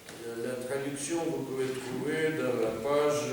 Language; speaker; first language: French; non-native, fluent; Russian